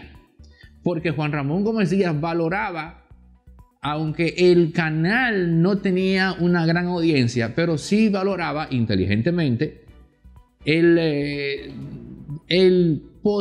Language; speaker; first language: Spanish; native; Spanish